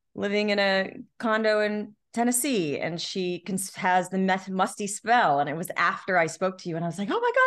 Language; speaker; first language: English; native; English